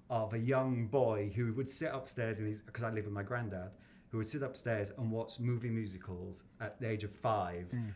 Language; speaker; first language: English; native; English